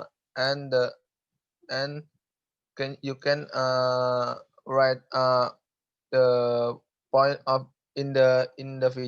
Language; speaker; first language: English; non-native, learner; Indonesian